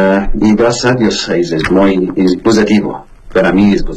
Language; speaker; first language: Spanish; non-native, learner; Arabic